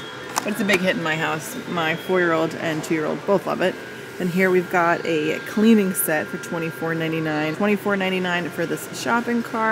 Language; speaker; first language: English; native; English